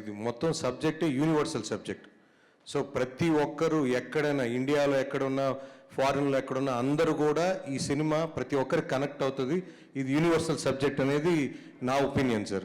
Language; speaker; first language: Telugu; native; Telugu